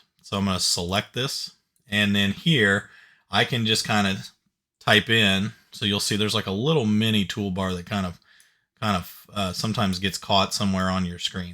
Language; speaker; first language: English; native; English